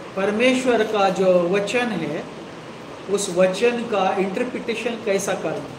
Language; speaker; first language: Hindi; non-native, local second language; Marathi